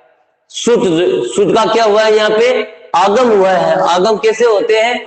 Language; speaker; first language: Hindi; native; Hindi